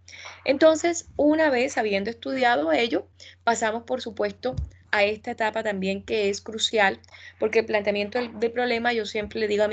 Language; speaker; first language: Spanish; native; Spanish